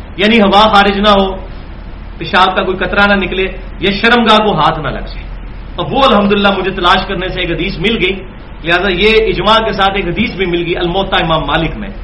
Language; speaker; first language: Urdu; non-native, local second language; Punjabi